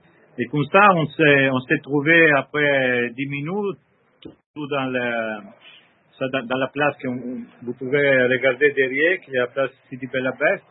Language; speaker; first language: French; non-native, learner; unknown